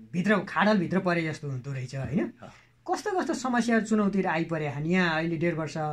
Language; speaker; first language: Nepali; native; Nepali